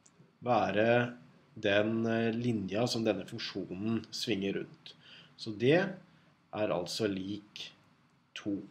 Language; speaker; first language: Norwegian; native; Norwegian